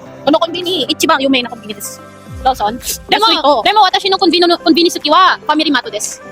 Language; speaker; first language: Japanese; non-native, learner; Filipino